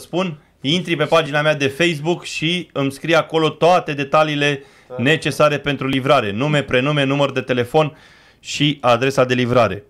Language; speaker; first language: Romanian; native; Romanian